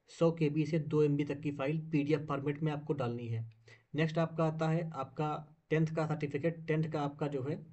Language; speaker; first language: Hindi; native; Hindi